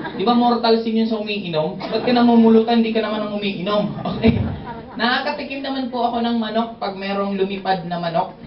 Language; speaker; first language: Filipino; non-native, local second language; Bikol